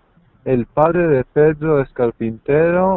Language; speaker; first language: Spanish; non-native, learner; English